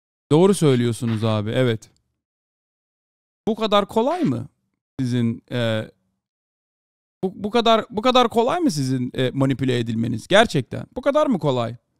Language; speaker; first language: Turkish; native; Turkish